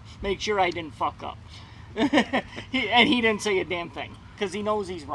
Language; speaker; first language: English; native; English